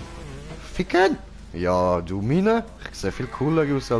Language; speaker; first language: German; native; German